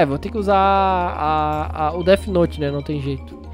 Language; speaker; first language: Portuguese; native; Portuguese